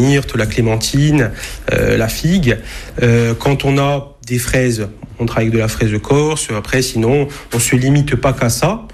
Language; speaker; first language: French; native; French